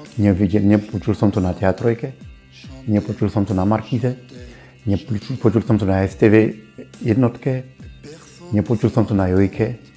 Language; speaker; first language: Slovak; non-native, fluent; Bambara